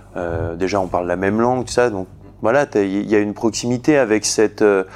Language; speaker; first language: French; native; French